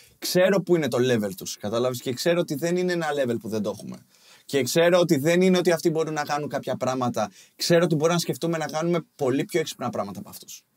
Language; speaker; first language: Greek; early bilingual, other home language; Albanian